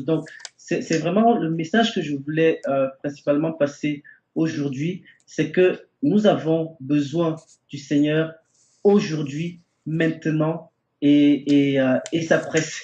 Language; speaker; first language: French; native; French